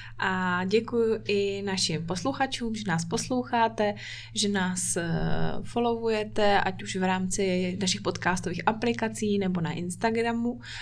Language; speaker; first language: Czech; native; Czech